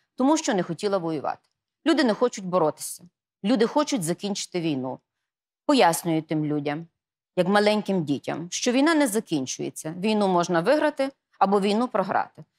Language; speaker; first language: Ukrainian; native; Ukrainian